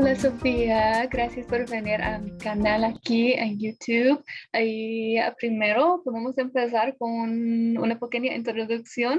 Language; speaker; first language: Spanish; non-native, fluent; English